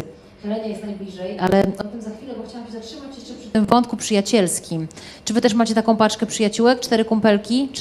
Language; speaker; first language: Polish; native; Polish